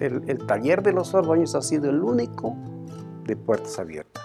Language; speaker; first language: Spanish; native; Spanish